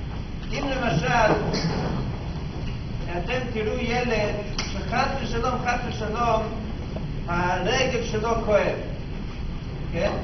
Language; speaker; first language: Hebrew; non-native, fluent; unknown